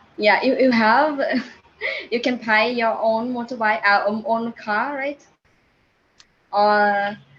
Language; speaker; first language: English; non-native, learner; Vietnamese